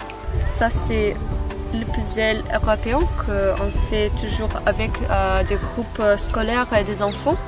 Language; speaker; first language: French; non-native, fluent; Maltese